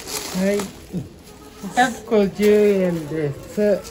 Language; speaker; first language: Japanese; native; Japanese